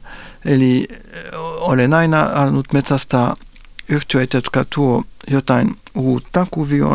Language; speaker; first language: Finnish; non-native, fluent; French